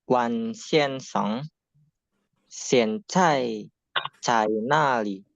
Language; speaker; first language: Chinese; non-native, learner; Indonesian